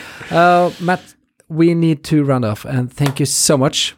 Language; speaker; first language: English; non-native, fluent; Norwegian